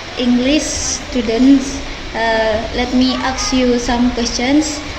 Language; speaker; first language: English; non-native, learner; Indonesian